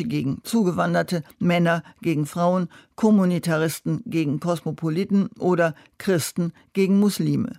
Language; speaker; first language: German; native; German